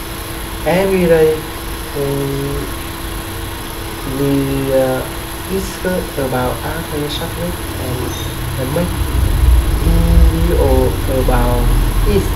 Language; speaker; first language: English; non-native, learner; Vietnamese